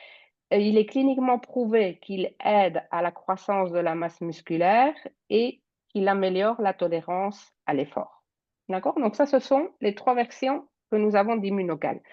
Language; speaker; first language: French; native; French